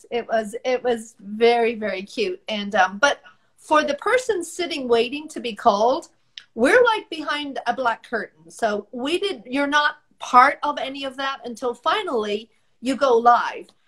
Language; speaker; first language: English; native; English